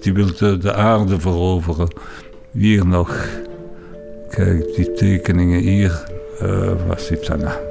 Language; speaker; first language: Dutch; non-native, local second language; French